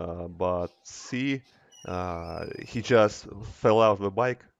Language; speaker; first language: English; non-native, learner; Russian